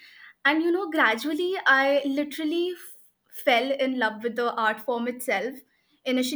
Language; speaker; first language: English; non-native, local second language; Hindi